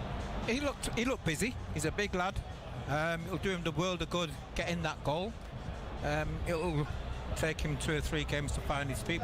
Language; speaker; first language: English; native; English